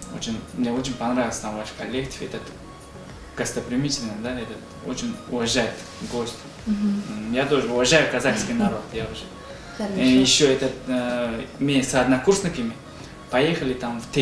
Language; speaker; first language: Russian; non-native, learner; Uzbek